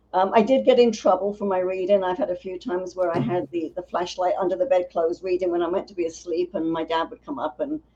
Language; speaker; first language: English; native; English